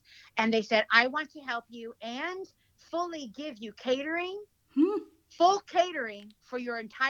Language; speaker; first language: English; early bilingual, other home language; Hiligaynon